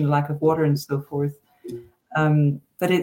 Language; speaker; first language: English; native; English